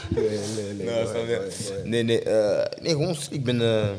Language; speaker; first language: Dutch; native; Dutch